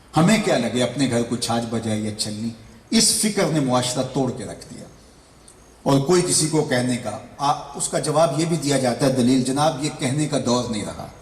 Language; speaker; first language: Urdu; non-native, local second language; Punjabi